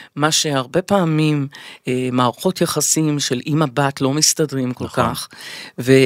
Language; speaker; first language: Hebrew; native; Hebrew